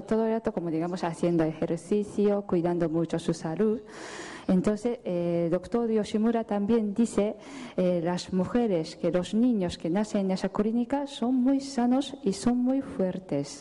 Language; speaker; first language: Spanish; non-native, fluent; Japanese